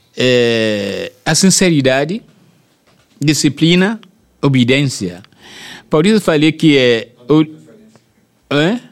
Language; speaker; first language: Portuguese; non-native, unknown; Yoruba